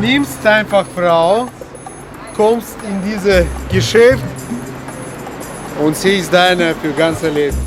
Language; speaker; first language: German; non-native, learner; Serbian